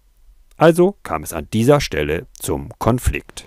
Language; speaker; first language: German; native; German